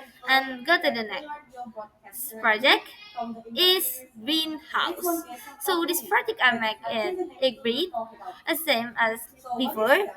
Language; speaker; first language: English; non-native, learner; Indonesian